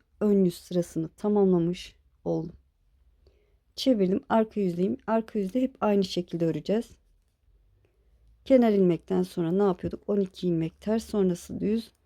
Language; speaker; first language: Turkish; native; Turkish